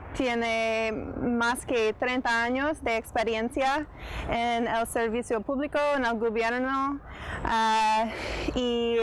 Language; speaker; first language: Spanish; non-native, fluent; English